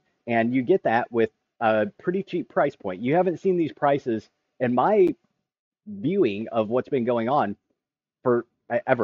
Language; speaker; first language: English; native; English